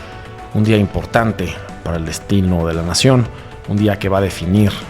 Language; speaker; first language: Spanish; native; Spanish